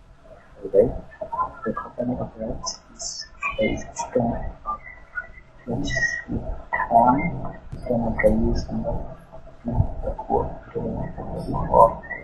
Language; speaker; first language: English; non-native, learner; Vietnamese